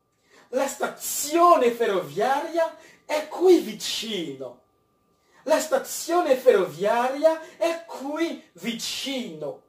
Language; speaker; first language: Italian; non-native, fluent; French